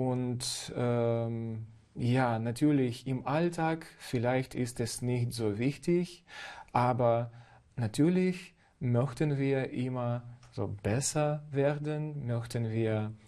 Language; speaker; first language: German; non-native, fluent; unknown